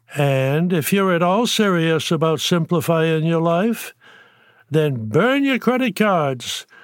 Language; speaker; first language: English; native; English